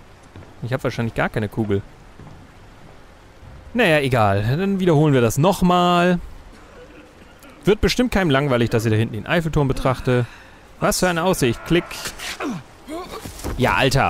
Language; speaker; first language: German; native; German